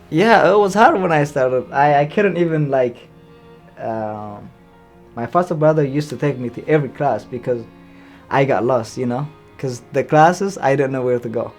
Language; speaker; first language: English; non-native, fluent; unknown